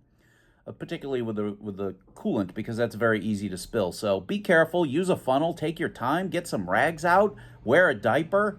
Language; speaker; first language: English; native; English